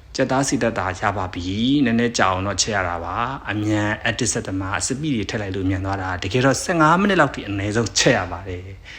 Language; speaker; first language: Burmese; non-native, local second language; Pa'o Karen